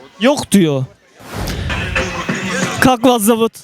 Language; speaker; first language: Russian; non-native, learner; Turkish